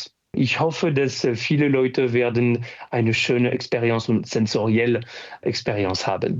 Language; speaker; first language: German; non-native, fluent; French